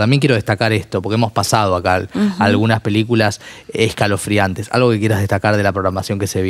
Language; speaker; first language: Spanish; native; Spanish